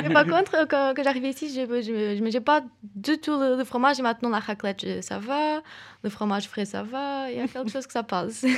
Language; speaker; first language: French; non-native, fluent; Portuguese